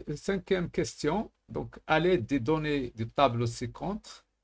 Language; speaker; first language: French; non-native, local second language; Arabic